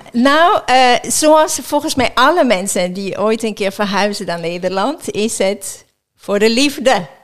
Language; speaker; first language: Dutch; non-native, fluent; French